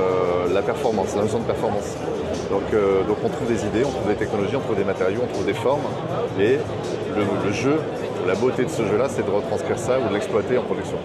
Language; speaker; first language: French; native; French